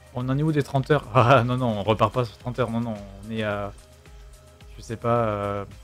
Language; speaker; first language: French; native; French